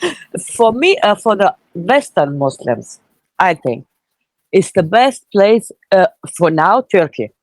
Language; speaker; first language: English; non-native, fluent; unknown